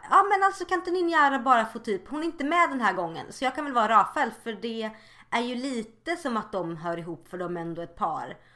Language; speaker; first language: Swedish; native; Swedish